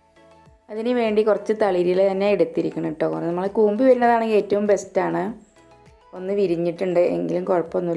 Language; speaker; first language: Malayalam; native; Malayalam